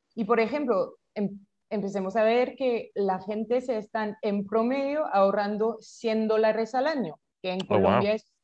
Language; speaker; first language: Spanish; non-native, fluent; French